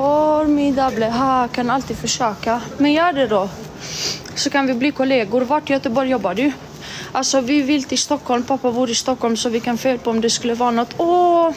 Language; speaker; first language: Swedish; early bilingual, other home language; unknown